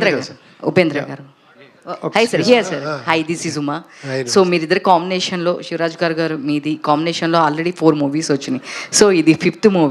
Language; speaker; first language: Telugu; native; Telugu